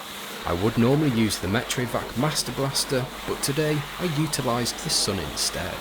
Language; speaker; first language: English; native; English